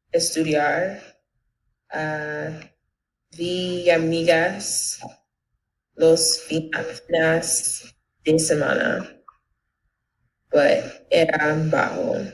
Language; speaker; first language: Spanish; non-native, learner; English